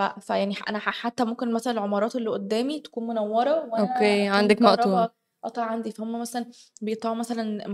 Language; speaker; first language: Arabic; native; Arabic